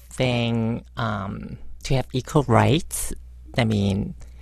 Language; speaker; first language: English; non-native, local second language; Cantonese